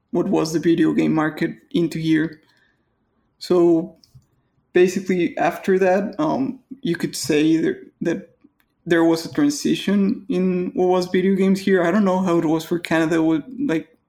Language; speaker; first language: English; non-native, fluent; Spanish